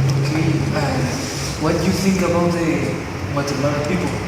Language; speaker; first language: English; non-native, learner; Spanish